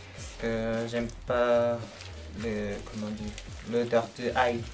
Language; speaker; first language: French; non-native, learner; Korean